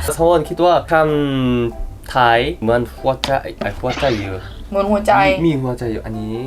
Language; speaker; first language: Thai; non-native, learner; Korean